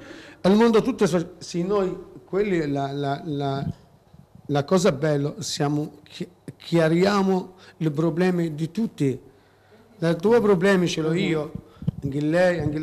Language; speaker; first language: Italian; non-native, learner; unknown